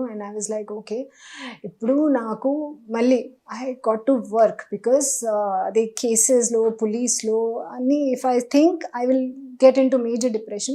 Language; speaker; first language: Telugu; non-native, local second language; Hindi